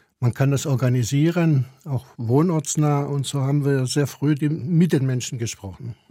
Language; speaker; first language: German; early bilingual, other home language; Croatian